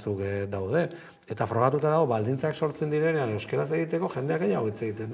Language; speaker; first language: Basque; native; Basque